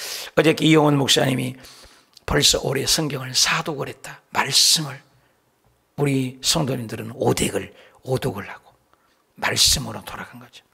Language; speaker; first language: Korean; native; Korean